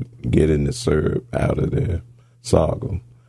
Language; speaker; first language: English; native; English